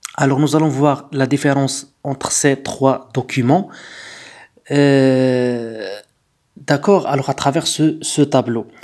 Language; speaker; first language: French; non-native, local second language; Arabic